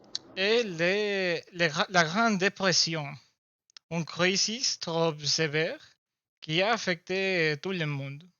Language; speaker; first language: French; non-native, learner; Spanish